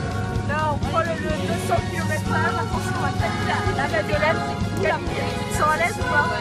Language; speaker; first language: French; native; French